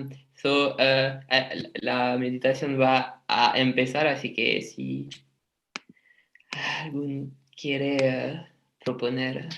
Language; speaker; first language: Spanish; non-native, learner; French